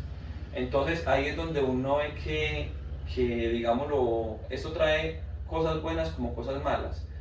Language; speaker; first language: Spanish; native; Spanish